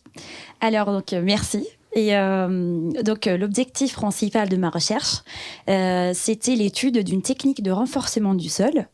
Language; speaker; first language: French; native; French